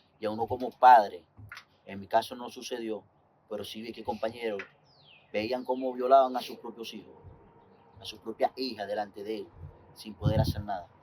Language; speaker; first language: Spanish; native; Spanish